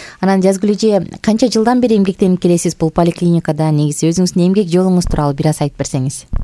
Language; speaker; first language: Kyrgyz; native; Kyrgyz